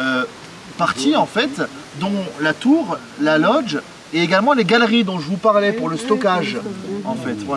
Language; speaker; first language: French; native; French